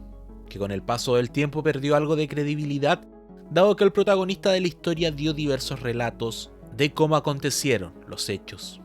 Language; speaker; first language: Spanish; native; Spanish